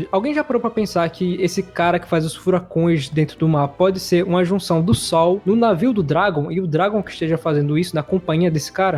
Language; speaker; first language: Portuguese; native; Portuguese